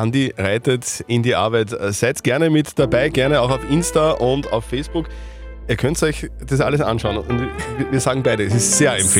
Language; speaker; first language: German; native; German